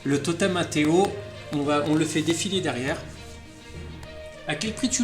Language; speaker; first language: French; native; French